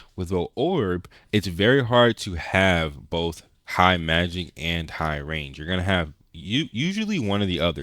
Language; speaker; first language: English; native; English